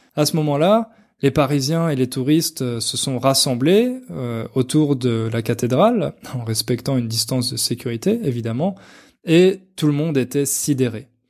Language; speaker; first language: French; native; French